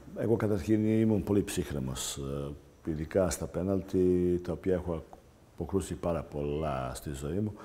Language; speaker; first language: Greek; non-native, fluent; Serbian